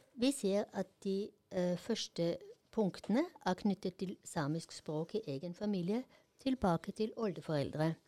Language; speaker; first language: Norwegian; non-native, fluent; German